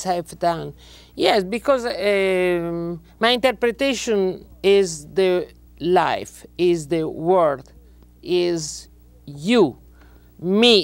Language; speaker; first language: English; non-native, learner; Italian